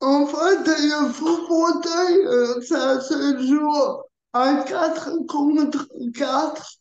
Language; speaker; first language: French; early bilingual, other home language; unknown